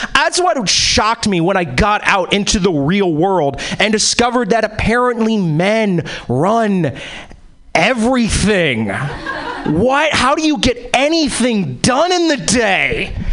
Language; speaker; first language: English; native; English